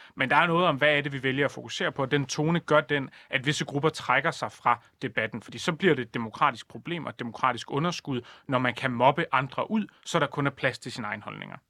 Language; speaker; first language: Danish; native; Danish